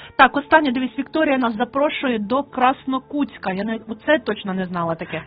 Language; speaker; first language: Ukrainian; native; Ukrainian